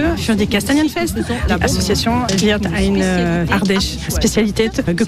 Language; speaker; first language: German; non-native, learner; French